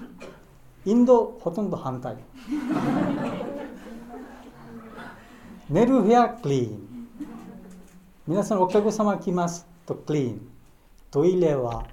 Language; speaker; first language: Japanese; non-native, learner; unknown